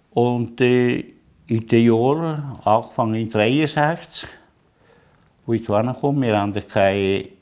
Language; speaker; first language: German; non-native, learner; Italian